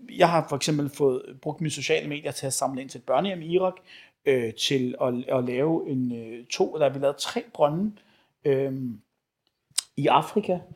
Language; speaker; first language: Danish; early bilingual, other home language; Arabic